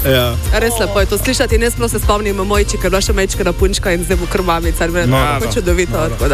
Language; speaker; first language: Slovenian; native; Slovenian